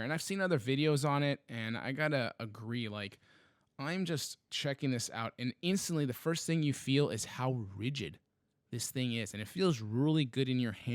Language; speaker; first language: English; native; English